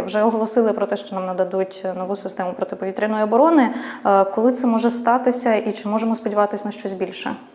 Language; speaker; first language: Ukrainian; native; Ukrainian